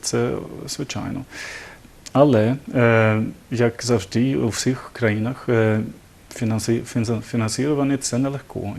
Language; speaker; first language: Ukrainian; non-native, learner; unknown